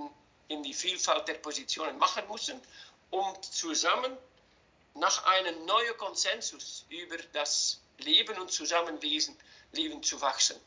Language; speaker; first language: German; non-native, fluent; Dutch